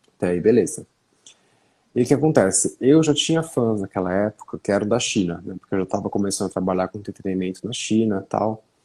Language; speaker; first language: Portuguese; native; Portuguese